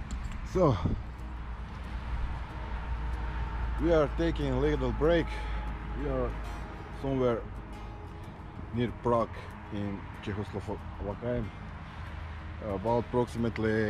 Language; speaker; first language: English; non-native, fluent; Croatian